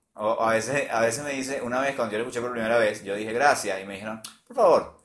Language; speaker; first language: Spanish; native; Spanish